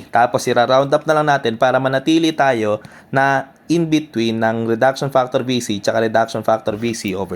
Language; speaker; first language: Filipino; native; Filipino